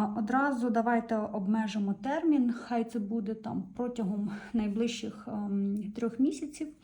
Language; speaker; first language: Ukrainian; non-native, local second language; Russian